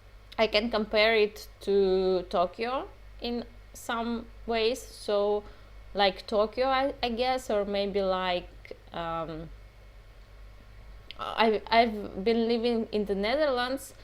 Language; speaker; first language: English; non-native, fluent; Russian